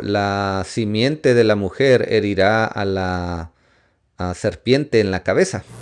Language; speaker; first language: Spanish; native; Spanish